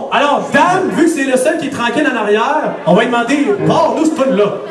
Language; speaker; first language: French; native; French